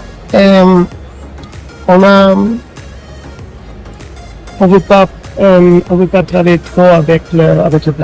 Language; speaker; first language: French; non-native, learner; German